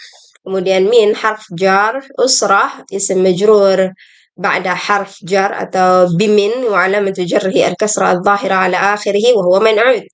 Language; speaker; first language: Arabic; non-native, fluent; Indonesian